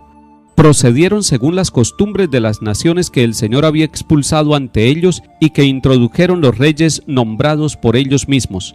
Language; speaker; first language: Spanish; native; Spanish